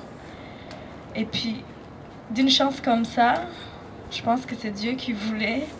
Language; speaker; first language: French; non-native, local second language; Rundi